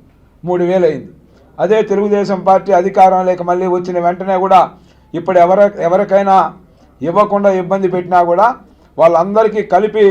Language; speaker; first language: Telugu; native; Telugu